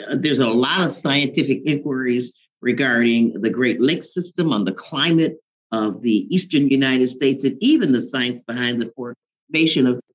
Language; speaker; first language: English; native; English